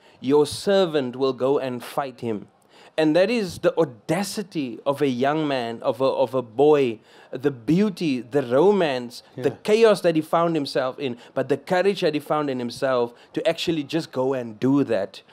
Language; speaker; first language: English; non-native, local second language; Afrikaans